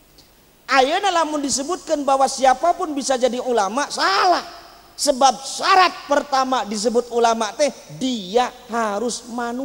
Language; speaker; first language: Indonesian; non-native, local second language; Sundanese